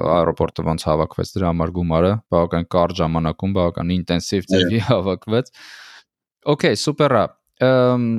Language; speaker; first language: Armenian; native; Armenian